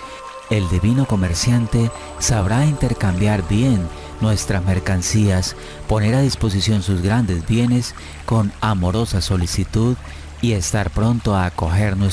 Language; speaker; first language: Spanish; native; Spanish